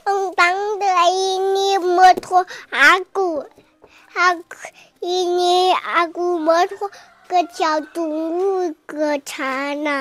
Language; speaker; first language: Indonesian; early bilingual, heritage; Indonesian